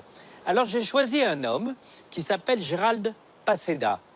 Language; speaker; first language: French; native; French